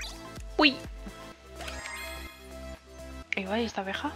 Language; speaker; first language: Spanish; native; Spanish